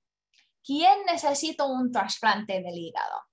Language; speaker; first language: Spanish; non-native, learner; English